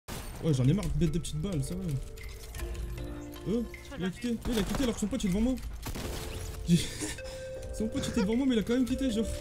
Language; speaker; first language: French; native; French